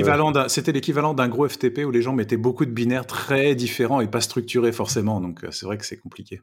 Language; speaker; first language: French; native; French